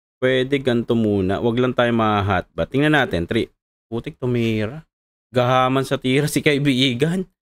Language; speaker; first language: Filipino; native; Filipino